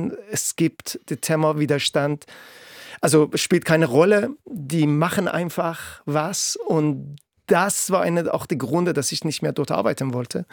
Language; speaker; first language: German; non-native, fluent; Persian